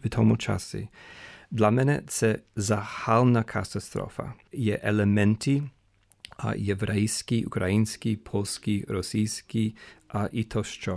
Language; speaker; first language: Ukrainian; non-native, fluent; English